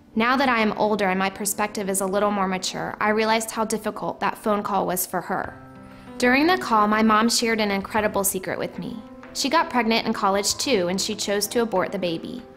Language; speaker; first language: English; native; English